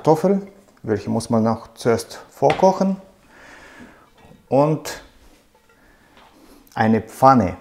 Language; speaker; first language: German; non-native, fluent; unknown